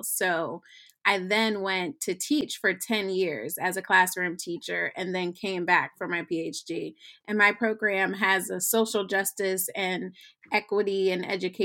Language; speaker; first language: English; native; English